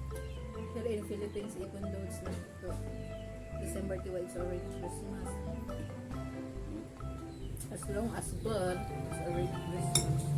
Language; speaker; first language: English; non-native, local second language; Filipino